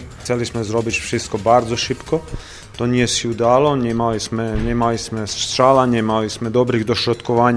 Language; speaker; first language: Polish; non-native, learner; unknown